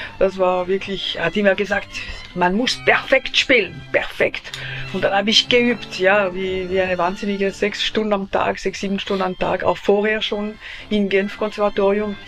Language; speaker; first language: German; non-native, local second language; French